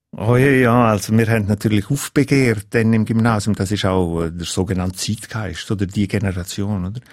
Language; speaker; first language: German; non-native, local second language; Romansh